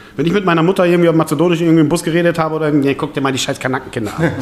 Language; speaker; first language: German; native; German